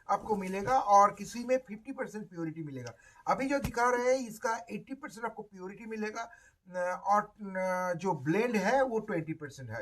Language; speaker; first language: Hindi; non-native, local second language; Bangla